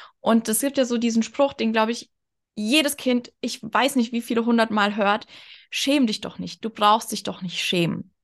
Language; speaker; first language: German; native; German